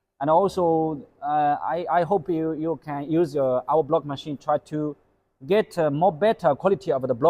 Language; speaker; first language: English; non-native, learner; Chinese